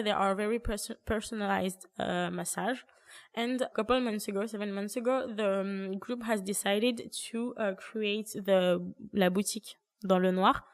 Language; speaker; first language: English; early bilingual, other home language; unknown